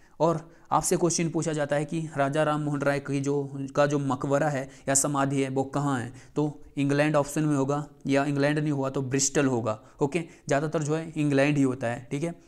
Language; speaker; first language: Hindi; native; Hindi